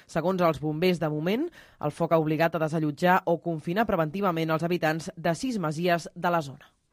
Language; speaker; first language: Catalan; native; Catalan